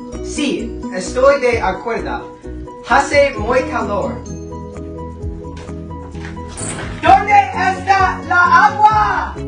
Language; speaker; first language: Spanish; non-native, learner; English